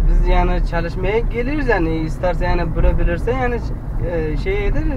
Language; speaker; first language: Turkish; non-native, learner; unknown